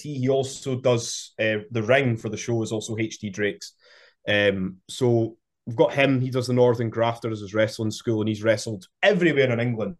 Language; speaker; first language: English; native; English